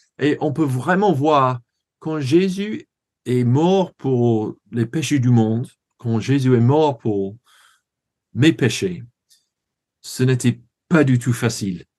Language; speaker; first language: French; non-native, learner; English